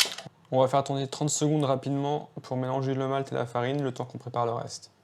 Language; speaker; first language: French; native; French